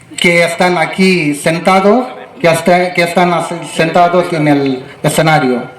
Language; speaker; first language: Spanish; native; Spanish